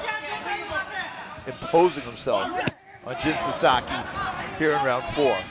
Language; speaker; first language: English; native; English